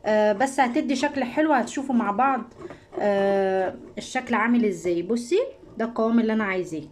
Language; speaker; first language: Arabic; native; Arabic